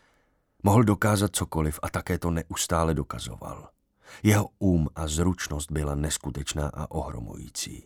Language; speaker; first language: Czech; native; Czech